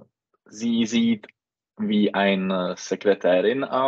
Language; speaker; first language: German; non-native, learner; Czech